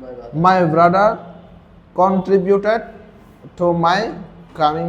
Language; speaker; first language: English; non-native, learner; Bangla